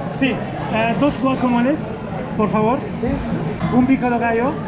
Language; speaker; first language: Spanish; non-native, learner; Turkish